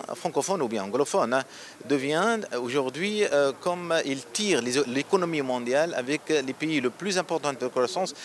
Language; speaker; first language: French; non-native, local second language; Arabic